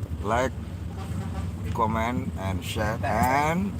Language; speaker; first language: English; non-native, learner; Indonesian